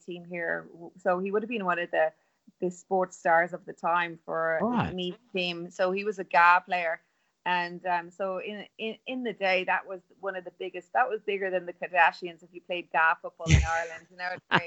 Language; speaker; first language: English; non-native, local second language; Irish